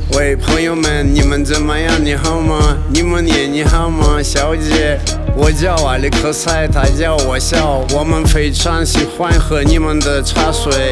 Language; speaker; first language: Chinese; non-native, learner; Russian